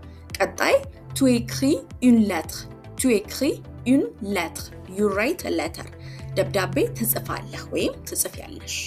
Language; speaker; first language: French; non-native, fluent; Amharic